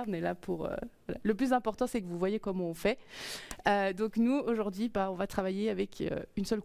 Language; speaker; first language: French; native; French